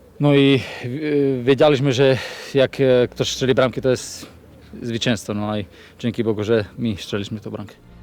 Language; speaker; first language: Polish; non-native, learner; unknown